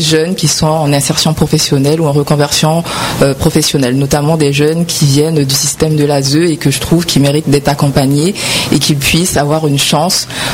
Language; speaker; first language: French; native; French